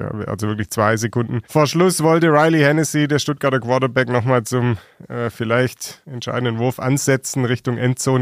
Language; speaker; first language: German; native; German